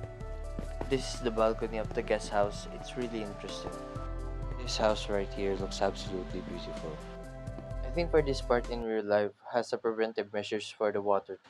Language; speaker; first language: English; non-native, local second language; Filipino